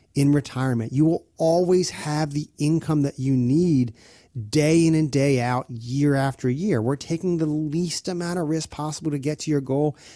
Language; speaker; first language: English; native; English